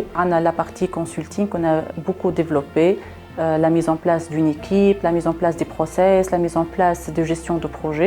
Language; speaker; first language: French; non-native, local second language; Arabic